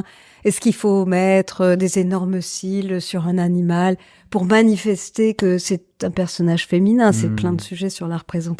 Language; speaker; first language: French; native; French